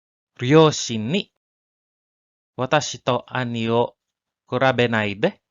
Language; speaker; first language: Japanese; non-native, learner; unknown